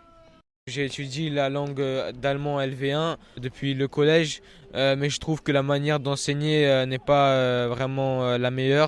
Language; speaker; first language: French; early bilingual, other home language; Hungarian